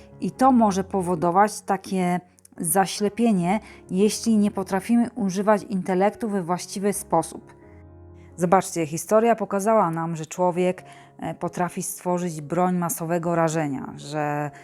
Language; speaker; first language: Polish; native; Polish